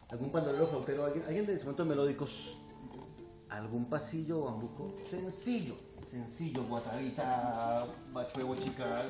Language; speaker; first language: Spanish; native; Spanish